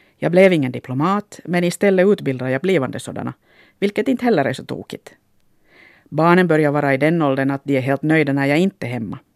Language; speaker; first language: Swedish; non-native, local second language; Finnish